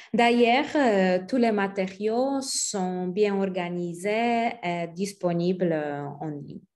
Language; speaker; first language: French; non-native, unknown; Polish